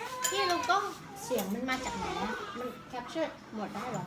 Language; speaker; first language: Thai; early bilingual, heritage; Thai